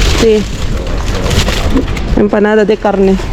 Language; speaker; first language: Spanish; non-native, learner; Filipino